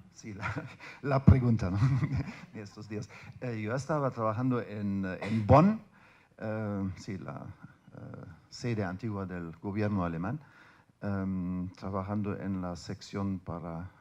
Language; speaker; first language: Spanish; non-native, fluent; German